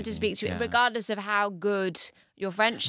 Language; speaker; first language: English; early bilingual, heritage; English